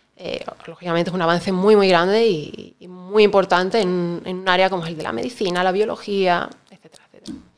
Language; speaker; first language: Spanish; native; Spanish